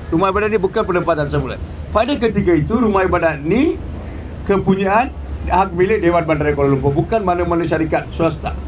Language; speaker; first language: Malay; non-native, local second language; Tamil